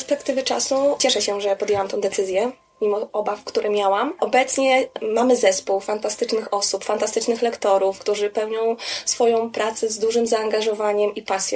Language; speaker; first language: Polish; native; Polish